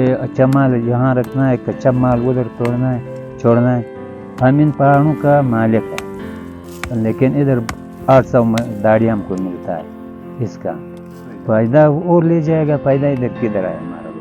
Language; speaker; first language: Hindi; non-native, local second language; Pashto